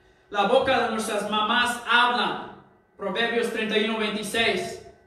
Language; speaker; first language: Spanish; early bilingual, heritage; Spanish